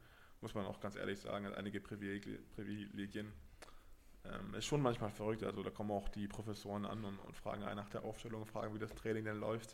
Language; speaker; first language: German; native; German